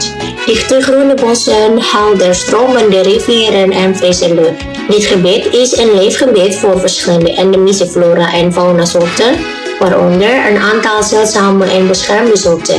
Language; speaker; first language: Dutch; non-native, fluent; Indonesian